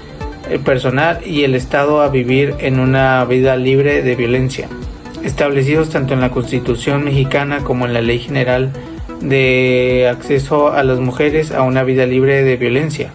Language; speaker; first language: Spanish; native; Spanish